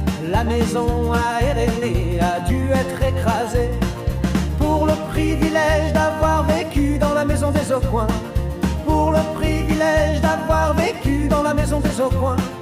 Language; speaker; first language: French; native; French